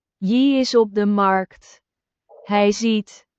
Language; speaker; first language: Dutch; non-native, fluent; Turkish